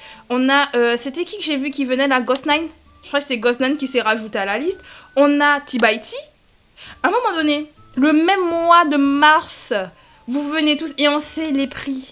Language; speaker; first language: French; native; French